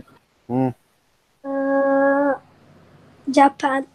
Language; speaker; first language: English; non-native, learner; Arabic